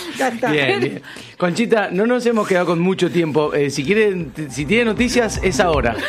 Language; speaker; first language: Spanish; native; Spanish